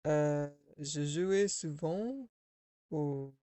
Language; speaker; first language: French; non-native, learner; English